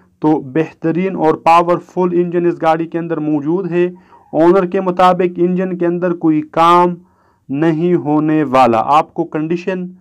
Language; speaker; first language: Urdu; non-native, local second language; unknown